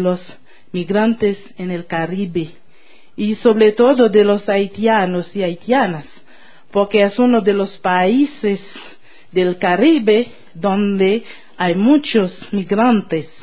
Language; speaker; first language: Spanish; non-native, fluent; Haitian Creole